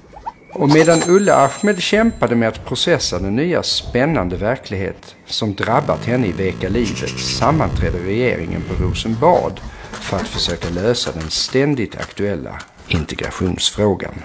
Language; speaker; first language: Swedish; native; Swedish